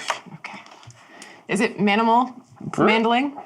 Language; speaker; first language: English; native; English